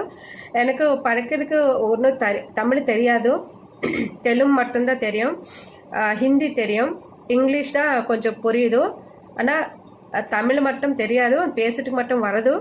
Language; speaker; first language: Tamil; non-native, learner; Telugu